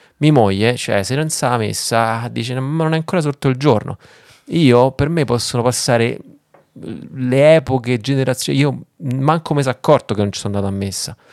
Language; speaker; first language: Italian; native; Italian